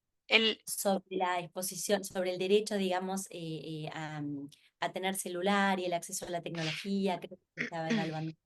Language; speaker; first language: Spanish; native; Spanish